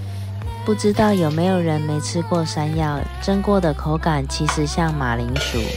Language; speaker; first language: Chinese; native; Chinese